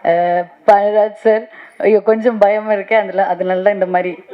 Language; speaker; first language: Tamil; non-native, learner; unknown